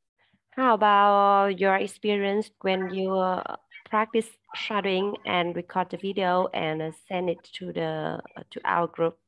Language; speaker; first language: English; non-native, learner; Vietnamese